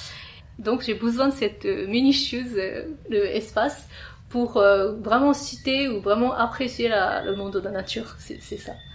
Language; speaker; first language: French; non-native, fluent; Japanese